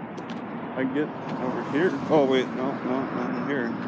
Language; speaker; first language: English; native; English